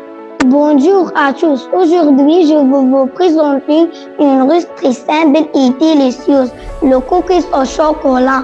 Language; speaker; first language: French; non-native, learner; Arabic